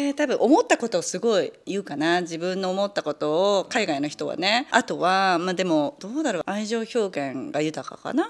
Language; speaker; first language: Japanese; early bilingual, heritage; Japanese